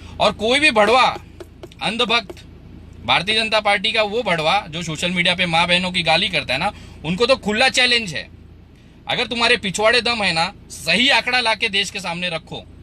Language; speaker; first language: Hindi; native; Hindi